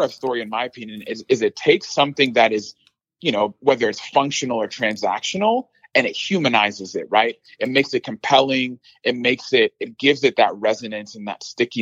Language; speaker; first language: English; native; English